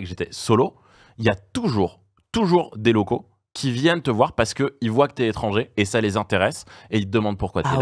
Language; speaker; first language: French; native; French